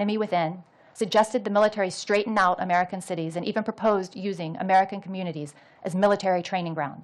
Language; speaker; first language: English; native; English